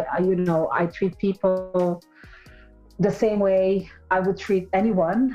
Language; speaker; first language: English; non-native, fluent; Portuguese